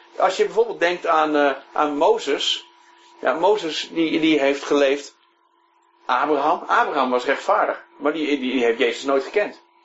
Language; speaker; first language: Dutch; native; Dutch